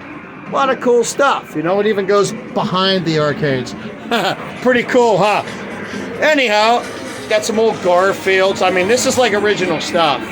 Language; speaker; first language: English; native; English